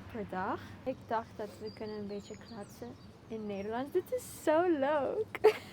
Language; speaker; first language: Dutch; non-native, learner; English